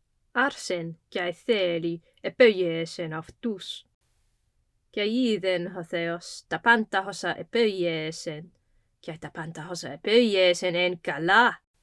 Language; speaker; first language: Greek; non-native, fluent; English